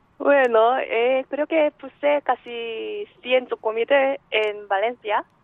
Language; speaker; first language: Spanish; non-native, fluent; Korean